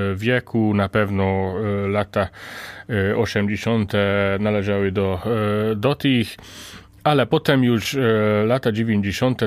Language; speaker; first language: Polish; non-native, fluent; Hungarian